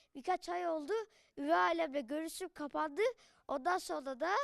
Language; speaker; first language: Turkish; early bilingual, other home language; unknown